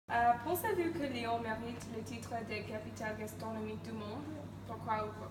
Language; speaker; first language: French; non-native, learner; English